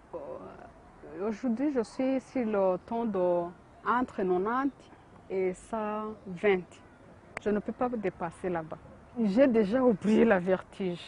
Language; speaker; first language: French; non-native, learner; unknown